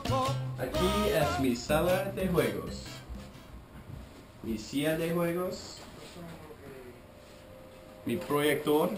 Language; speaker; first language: Spanish; non-native, learner; English